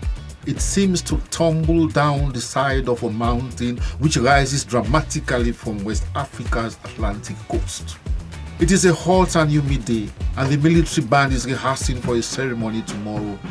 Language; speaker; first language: English; non-native, local second language; Krio